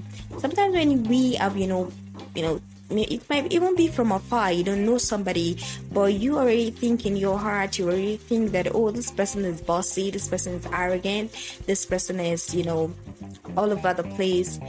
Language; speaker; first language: English; non-native, local second language; Yoruba